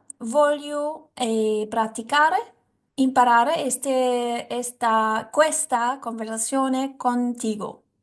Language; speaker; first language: Italian; non-native, learner; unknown